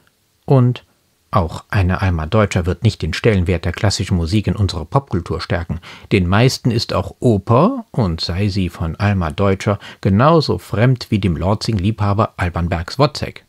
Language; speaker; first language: German; native; German